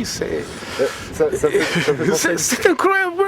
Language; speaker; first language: French; non-native, fluent; Portuguese